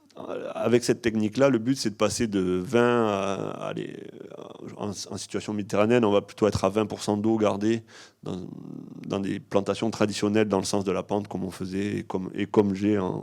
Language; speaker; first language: French; native; French